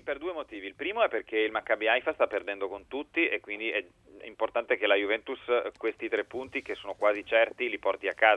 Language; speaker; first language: Italian; native; Italian